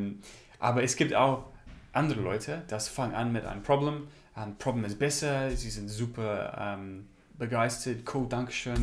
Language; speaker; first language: German; non-native, learner; English